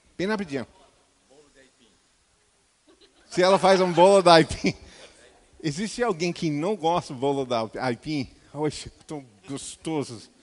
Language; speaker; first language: Portuguese; non-native, fluent; English